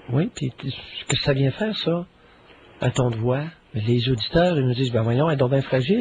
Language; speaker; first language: French; native; French